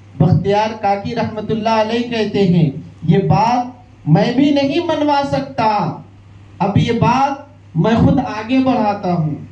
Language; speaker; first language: Urdu; native; Urdu